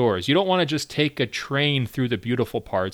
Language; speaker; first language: English; native; English